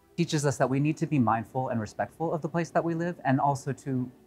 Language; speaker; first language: English; native; English